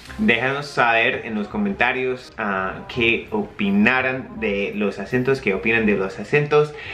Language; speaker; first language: Spanish; non-native, fluent; English